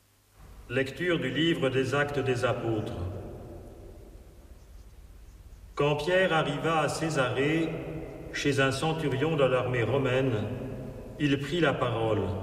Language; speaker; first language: French; native; French